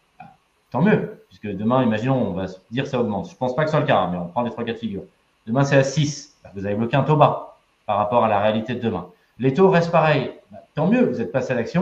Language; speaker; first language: French; native; French